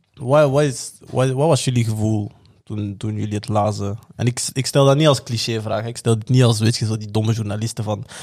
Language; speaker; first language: Dutch; native; Dutch